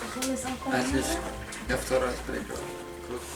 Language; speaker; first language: Russian; non-native, learner; Turkmen